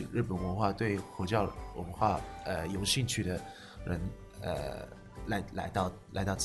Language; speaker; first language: Chinese; non-native, fluent; Japanese